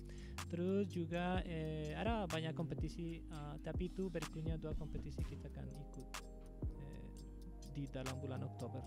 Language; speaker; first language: Indonesian; non-native, fluent; Spanish